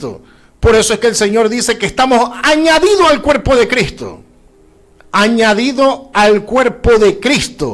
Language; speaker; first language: Spanish; native; Spanish